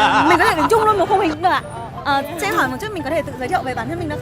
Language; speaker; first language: Vietnamese; native; Vietnamese